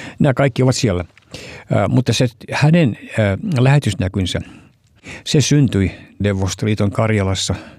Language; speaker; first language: Finnish; early bilingual, heritage; Finnish